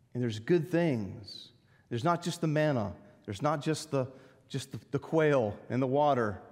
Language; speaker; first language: English; native; English